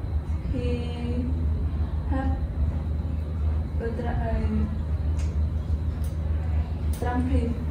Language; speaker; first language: English; non-native, learner; Khmer